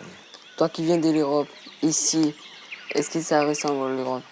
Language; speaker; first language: French; non-native, local second language; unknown